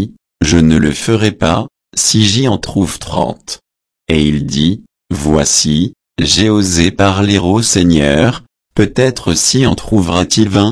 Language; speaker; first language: French; native; French